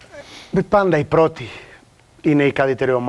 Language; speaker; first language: Greek; non-native, learner; Portuguese